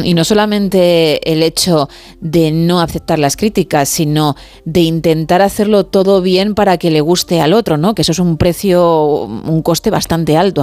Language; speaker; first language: Spanish; native; Spanish